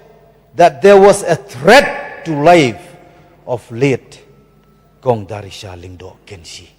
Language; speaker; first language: English; non-native, local second language; Khasi